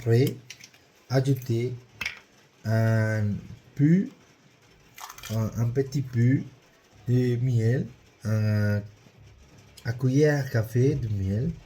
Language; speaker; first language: French; non-native, learner; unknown